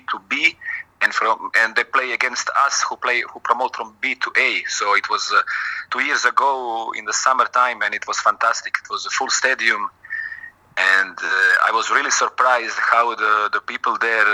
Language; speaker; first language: English; non-native, fluent; Croatian